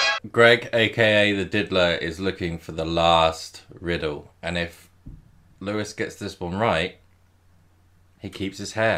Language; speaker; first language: English; native; English